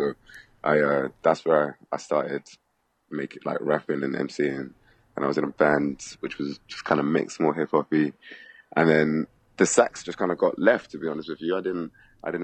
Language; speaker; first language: English; native; English